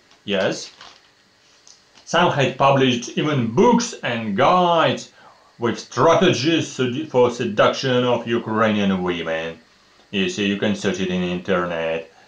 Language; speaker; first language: English; non-native, fluent; Russian